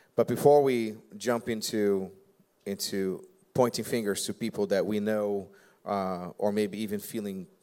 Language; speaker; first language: English; non-native, fluent; Portuguese